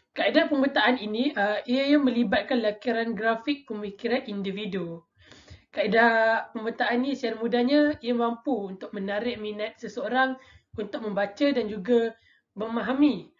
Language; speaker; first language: Malay; native; Malay